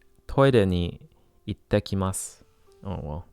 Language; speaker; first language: Japanese; non-native, learner; English